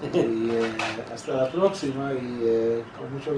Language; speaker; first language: Spanish; non-native, fluent; English